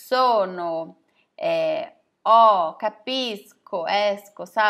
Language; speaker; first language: Italian; non-native, fluent; Portuguese